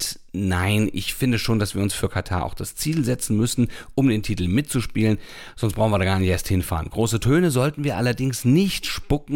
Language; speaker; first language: German; native; German